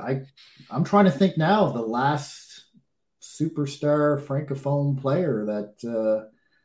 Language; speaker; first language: English; native; English